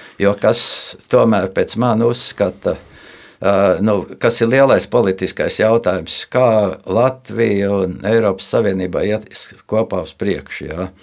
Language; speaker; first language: Latvian; native; Latvian